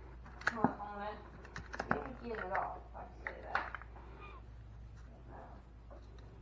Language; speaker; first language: English; native; English